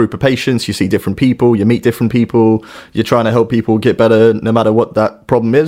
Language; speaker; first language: English; native; English